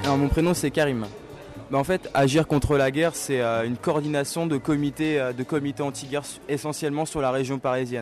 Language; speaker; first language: French; native; French